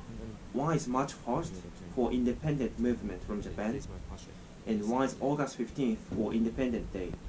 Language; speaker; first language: English; non-native, learner; Japanese